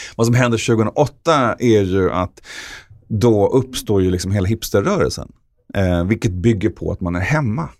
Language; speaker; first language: Swedish; native; Swedish